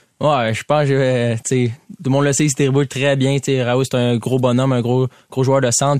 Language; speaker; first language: French; native; French